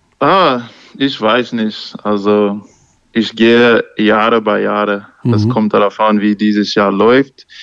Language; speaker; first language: German; non-native, learner; English